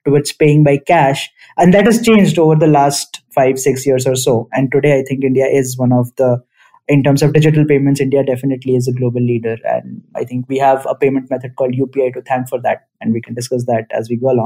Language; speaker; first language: English; non-native, local second language; Hindi